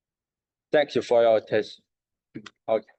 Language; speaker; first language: English; non-native, learner; Chinese